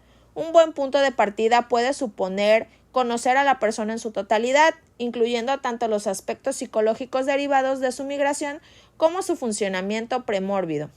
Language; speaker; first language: Spanish; native; Spanish